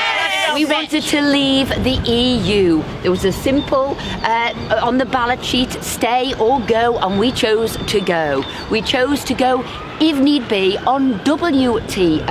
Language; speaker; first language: English; native; English